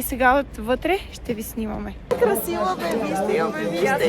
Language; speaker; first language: Bulgarian; native; Bulgarian